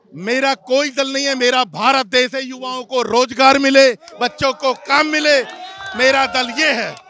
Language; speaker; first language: Hindi; native; Hindi